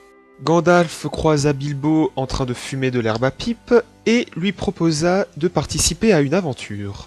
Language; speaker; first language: French; native; French